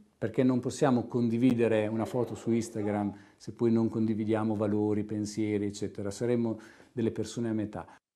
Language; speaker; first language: Italian; native; Italian